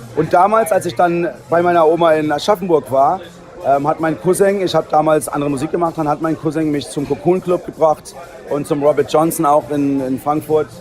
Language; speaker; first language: German; early bilingual, heritage; Portuguese